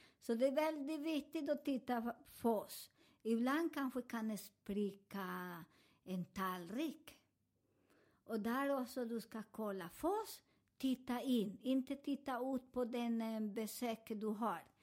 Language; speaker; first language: Swedish; non-native, fluent; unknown